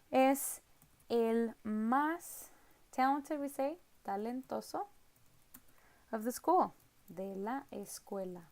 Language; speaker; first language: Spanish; non-native, fluent; English